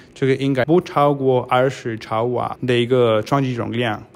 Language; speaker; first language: Chinese; non-native, fluent; Spanish